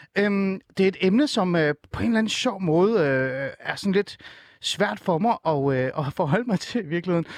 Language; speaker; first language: Danish; early bilingual, other home language; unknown